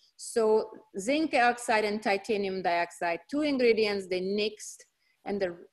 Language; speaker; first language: English; non-native, fluent; Hungarian